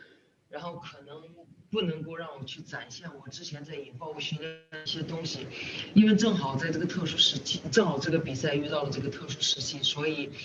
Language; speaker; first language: Chinese; native; Chinese